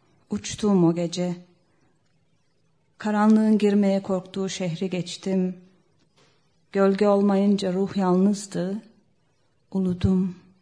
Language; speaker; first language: Turkish; non-native, local second language; Kurdish